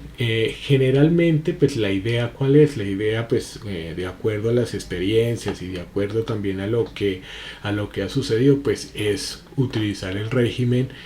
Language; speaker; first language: Spanish; native; Spanish